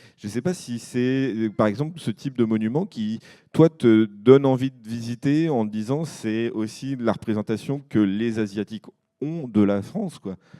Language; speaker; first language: French; native; French